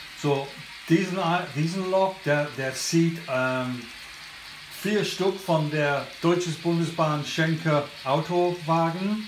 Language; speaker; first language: German; non-native, learner; English